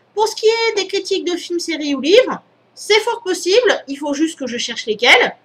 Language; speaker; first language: French; native; French